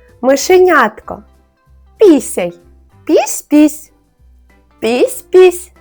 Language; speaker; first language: Ukrainian; native; Ukrainian